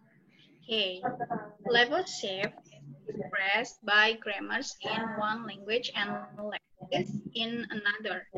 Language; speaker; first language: English; non-native, local second language; Indonesian